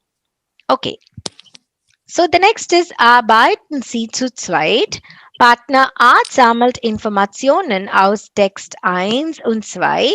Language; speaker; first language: German; non-native, fluent; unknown